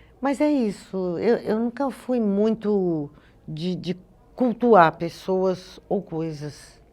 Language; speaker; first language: Portuguese; native; Portuguese